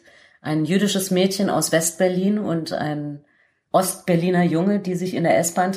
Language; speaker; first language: German; native; German